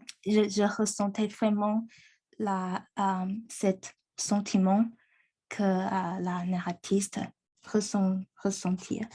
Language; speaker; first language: French; non-native, learner; Chinese